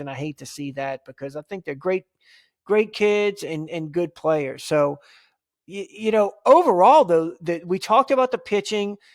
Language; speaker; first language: English; native; English